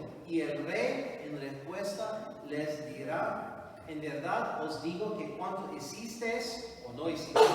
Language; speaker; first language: Spanish; non-native, fluent; English